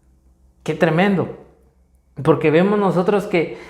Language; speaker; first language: Spanish; native; Spanish